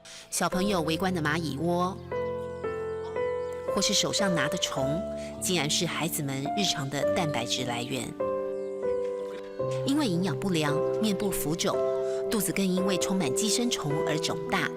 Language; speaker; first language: Chinese; native; Chinese